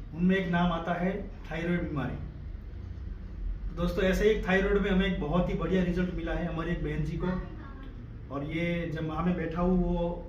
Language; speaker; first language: Hindi; non-native, local second language; Gujarati